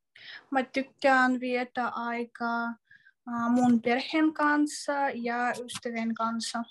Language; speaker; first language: Finnish; non-native, learner; Russian